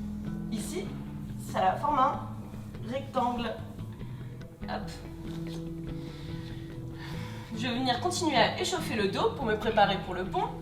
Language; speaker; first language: French; native; French